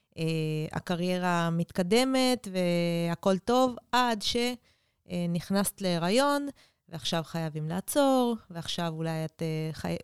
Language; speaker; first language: Hebrew; native; Hebrew